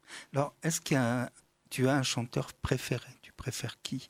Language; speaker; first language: French; native; French